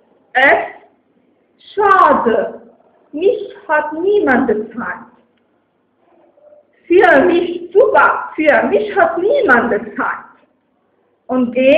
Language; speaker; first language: German; non-native, fluent; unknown